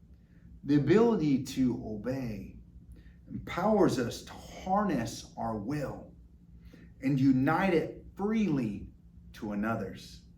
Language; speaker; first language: English; native; English